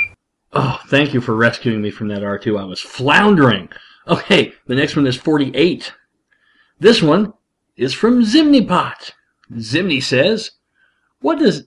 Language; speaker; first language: English; native; English